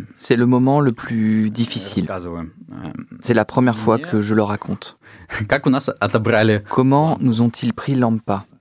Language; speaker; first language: French; non-native, fluent; Russian